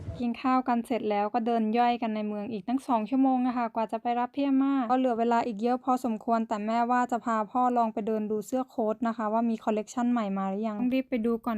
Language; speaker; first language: Thai; native; Thai